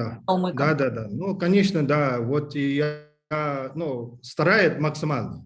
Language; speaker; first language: Russian; non-native, learner; English